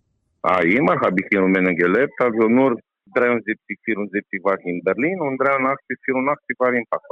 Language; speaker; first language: German; non-native, learner; Romanian